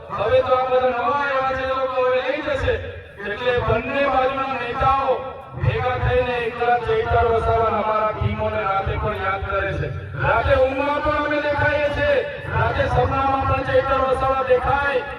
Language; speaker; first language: Gujarati; non-native, local second language; Bhili